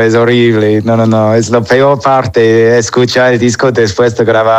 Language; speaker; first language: Spanish; non-native, fluent; English